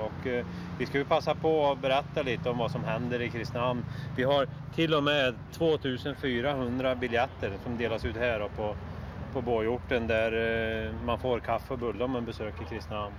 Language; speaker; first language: Swedish; native; Swedish